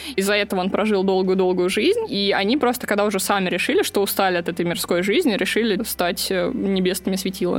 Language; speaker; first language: Russian; native; Russian